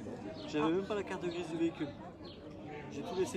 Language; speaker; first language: French; native; French